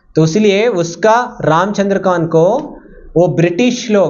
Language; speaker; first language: Hindi; non-native, local second language; Kannada